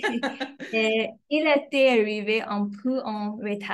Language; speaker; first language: French; non-native, fluent; English